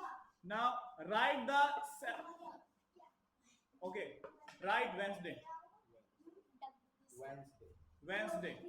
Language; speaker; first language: English; non-native, local second language; Hindi